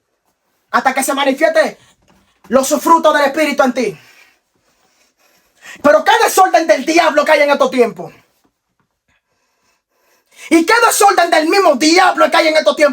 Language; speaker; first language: Spanish; native; Spanish